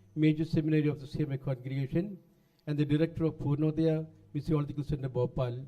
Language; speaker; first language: English; non-native, local second language; Malayalam